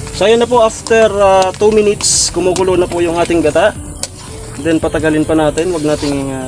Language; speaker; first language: Filipino; non-native, local second language; Bikol